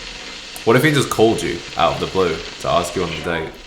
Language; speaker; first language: English; native; English